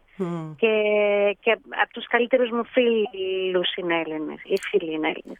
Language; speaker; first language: Greek; early bilingual, heritage; Greek